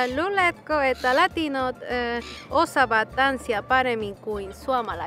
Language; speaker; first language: Finnish; non-native, fluent; Spanish